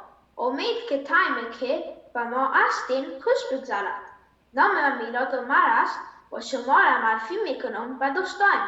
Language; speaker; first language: Persian; early bilingual, heritage; Persian